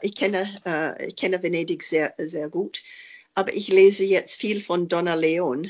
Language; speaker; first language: German; non-native, fluent; English